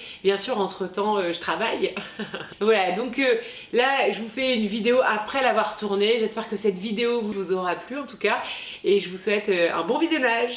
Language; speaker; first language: French; native; French